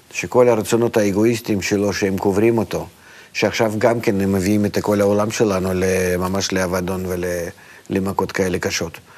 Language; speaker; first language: Hebrew; non-native, fluent; Russian